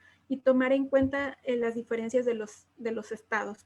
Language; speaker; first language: Spanish; native; Spanish